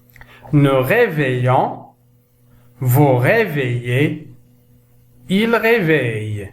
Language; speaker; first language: French; non-native, local second language; Arabic